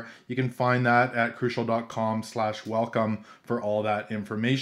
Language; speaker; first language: English; native; English